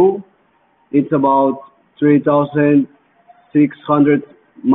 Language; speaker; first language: English; non-native, learner; Spanish